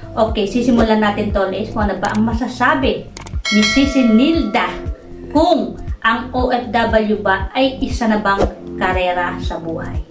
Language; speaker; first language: Filipino; native; Filipino